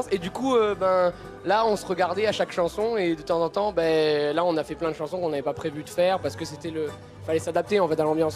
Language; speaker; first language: French; native; French